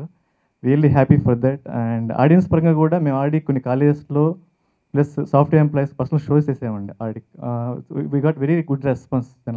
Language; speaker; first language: Telugu; native; Telugu